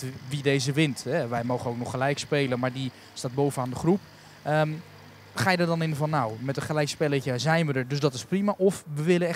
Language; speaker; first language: Dutch; native; Dutch